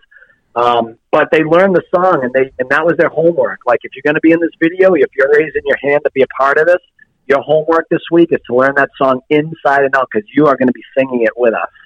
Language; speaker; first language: English; native; English